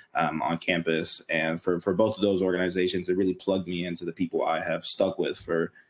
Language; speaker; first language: English; native; English